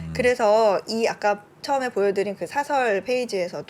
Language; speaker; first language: Korean; native; Korean